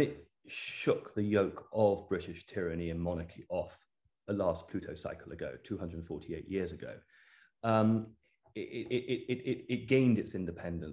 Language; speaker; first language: English; native; English